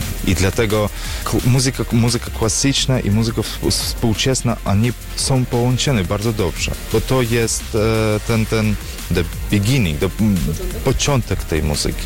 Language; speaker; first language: Polish; non-native, learner; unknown